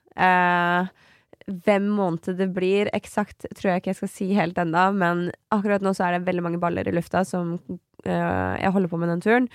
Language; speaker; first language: Norwegian; native; Norwegian